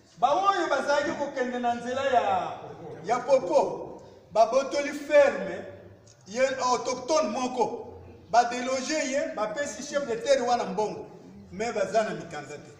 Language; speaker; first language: Lingala; non-native, local second language; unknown